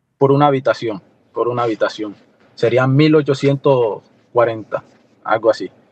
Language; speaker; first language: Spanish; native; Spanish